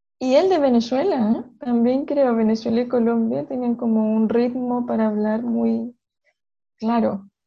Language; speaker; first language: Spanish; native; Spanish